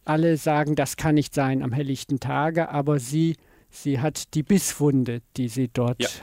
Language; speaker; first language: German; native; German